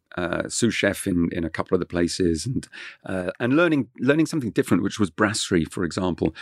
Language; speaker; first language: English; non-native, local second language; French